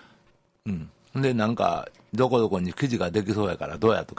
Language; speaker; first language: Japanese; native; Japanese